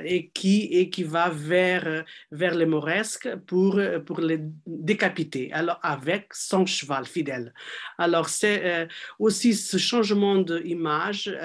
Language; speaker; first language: French; non-native, fluent; Portuguese